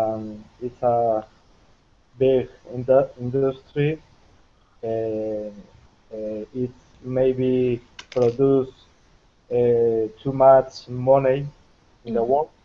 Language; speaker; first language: English; non-native, learner; Spanish